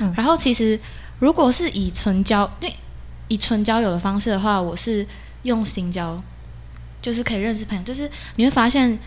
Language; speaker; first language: Chinese; native; Chinese